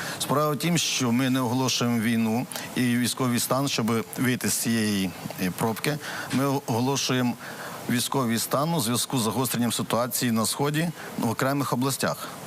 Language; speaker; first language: Ukrainian; native; Ukrainian